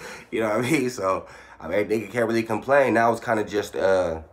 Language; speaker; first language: English; native; English